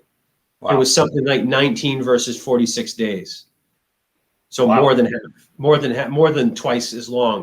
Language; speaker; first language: English; native; English